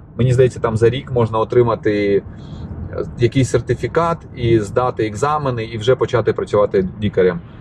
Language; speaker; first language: Ukrainian; native; Ukrainian